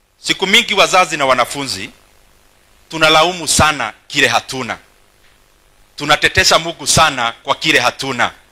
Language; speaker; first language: Swahili; non-native, local second language; Kikuyu